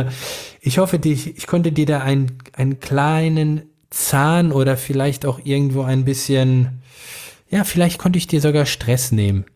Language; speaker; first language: German; native; German